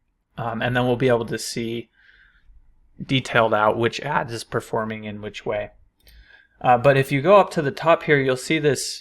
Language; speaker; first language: English; native; English